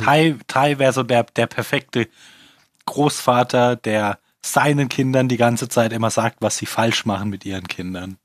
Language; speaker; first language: German; native; German